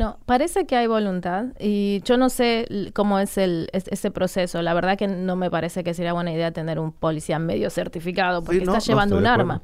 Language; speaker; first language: Spanish; native; Spanish